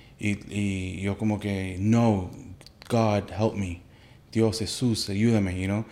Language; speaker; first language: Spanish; early bilingual, heritage; Spanish